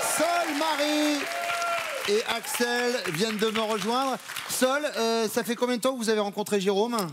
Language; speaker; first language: French; native; French